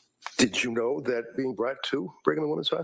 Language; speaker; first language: English; native; English